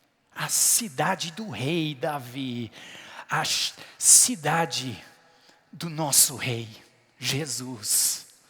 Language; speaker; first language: Portuguese; non-native, fluent; English